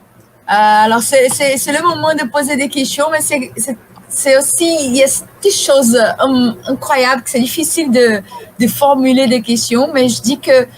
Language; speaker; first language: French; non-native, fluent; Portuguese